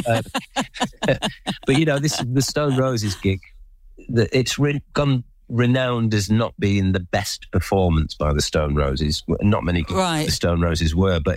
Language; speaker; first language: English; native; English